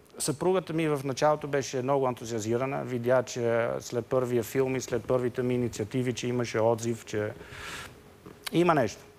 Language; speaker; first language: Bulgarian; non-native, fluent; Dutch